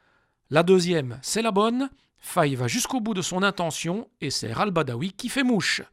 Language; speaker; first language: French; native; French